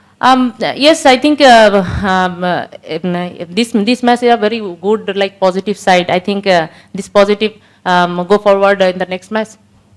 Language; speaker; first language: English; non-native, learner; Bangla